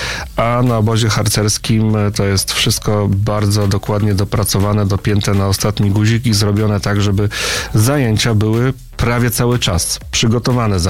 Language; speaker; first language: Polish; native; Polish